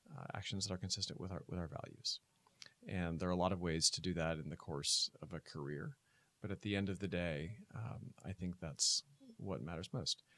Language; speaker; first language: English; native; English